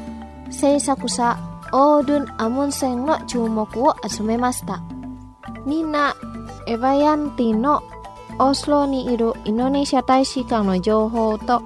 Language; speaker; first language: Japanese; non-native, fluent; Indonesian